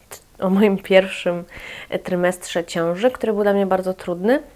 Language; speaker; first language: Polish; native; Polish